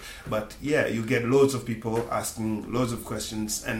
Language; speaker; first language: English; non-native, local second language; Swahili